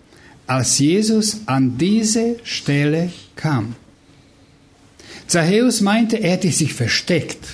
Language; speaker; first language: German; non-native, fluent; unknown